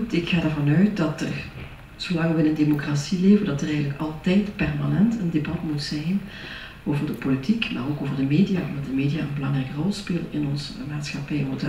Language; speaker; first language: Dutch; native; Dutch